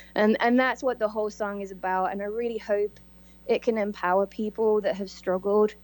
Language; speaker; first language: English; native; English